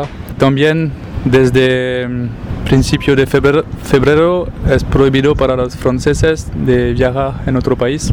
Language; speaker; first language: Spanish; non-native, fluent; French